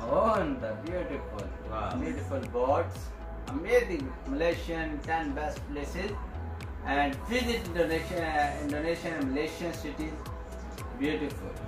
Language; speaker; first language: English; non-native, learner; Urdu